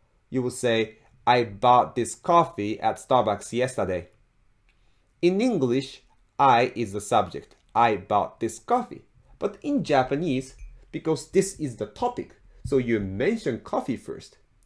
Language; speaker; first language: English; non-native, fluent; Japanese